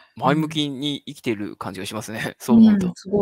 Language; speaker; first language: Japanese; native; Japanese